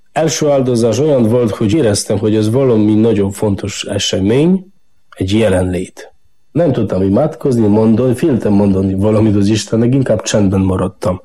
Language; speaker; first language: Hungarian; non-native, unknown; Polish